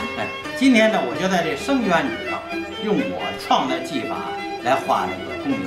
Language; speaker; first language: Chinese; native; Chinese